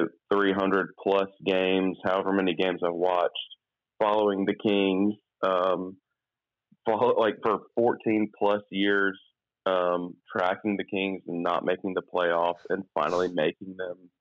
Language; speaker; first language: English; native; English